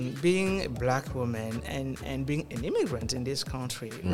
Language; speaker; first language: English; non-native, local second language; French